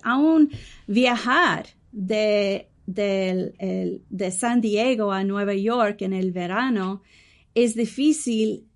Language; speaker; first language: Spanish; early bilingual, heritage; English